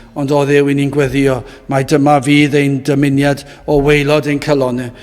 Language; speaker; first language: Welsh; native; Welsh